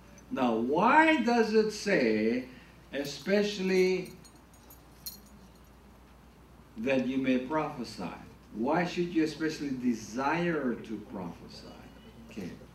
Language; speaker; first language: English; native; English